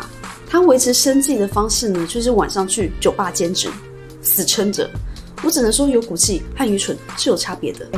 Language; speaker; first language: Chinese; native; Chinese